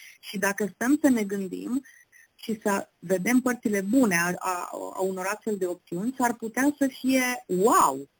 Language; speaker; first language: Romanian; native; Romanian